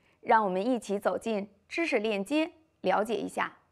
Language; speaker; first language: Chinese; native; Chinese